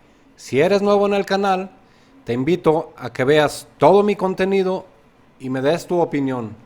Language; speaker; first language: Spanish; native; Spanish